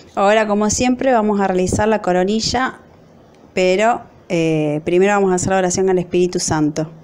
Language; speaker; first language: Spanish; native; Spanish